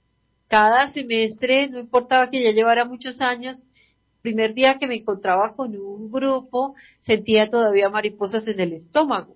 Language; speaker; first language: Spanish; native; Spanish